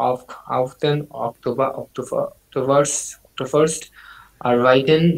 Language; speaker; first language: German; non-native, learner; Bangla